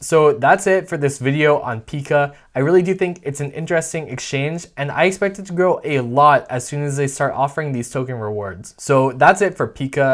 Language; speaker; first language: English; native; English